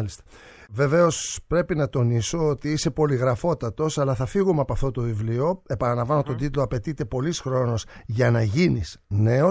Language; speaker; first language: Greek; native; Greek